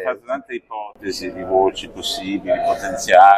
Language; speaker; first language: Italian; native; Italian